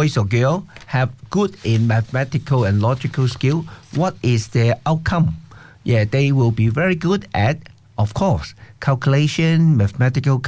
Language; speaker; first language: English; non-native, local second language; Cantonese